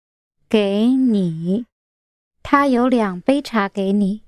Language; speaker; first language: Chinese; non-native, learner; English